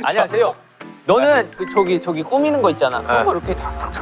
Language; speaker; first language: Korean; native; Korean